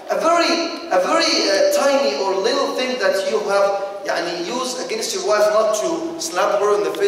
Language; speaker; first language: English; non-native, fluent; Arabic